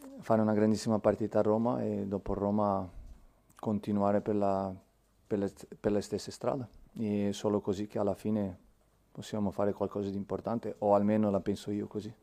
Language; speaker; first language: Italian; non-native, fluent; Portuguese